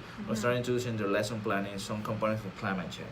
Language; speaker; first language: English; non-native, fluent; Spanish